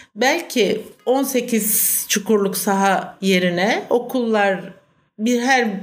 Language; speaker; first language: Turkish; native; Turkish